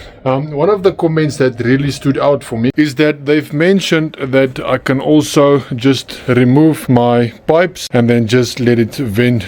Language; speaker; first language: English; non-native, local second language; Afrikaans